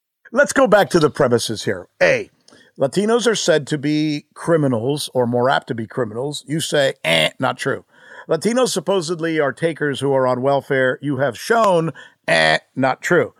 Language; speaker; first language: English; early bilingual, other home language; Spanish